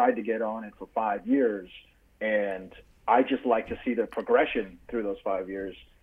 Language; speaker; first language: English; native; English